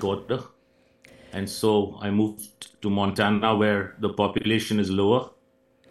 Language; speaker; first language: English; non-native, local second language; Hindi